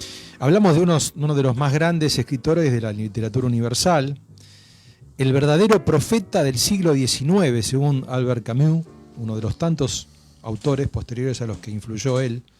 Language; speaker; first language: Spanish; native; Spanish